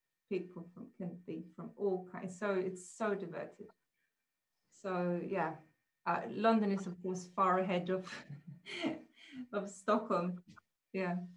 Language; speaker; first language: English; non-native, fluent; Swedish